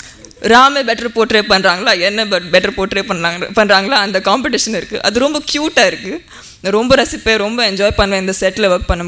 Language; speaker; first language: Tamil; non-native, fluent; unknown